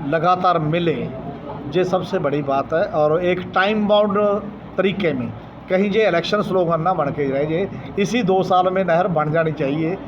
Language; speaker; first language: Hindi; non-native, local second language; Punjabi